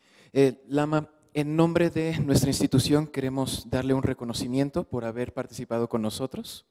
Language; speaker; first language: Spanish; native; Spanish